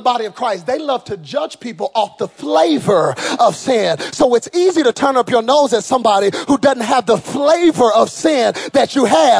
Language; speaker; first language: English; native; English